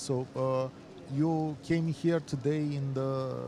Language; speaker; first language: English; non-native, fluent; Romanian